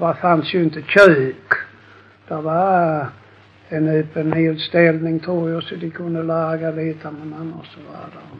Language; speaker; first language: Swedish; native; Swedish